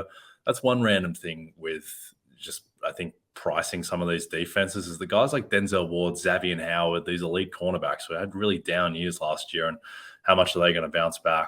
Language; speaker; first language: English; native; English